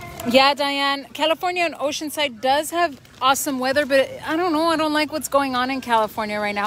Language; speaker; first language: English; early bilingual, other home language; Spanish